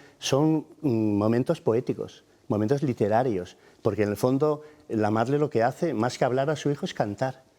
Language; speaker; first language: Spanish; native; Spanish